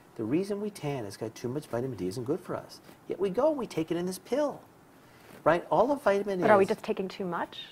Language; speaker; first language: English; native; English